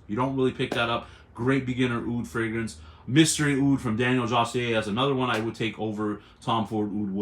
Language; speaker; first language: English; native; English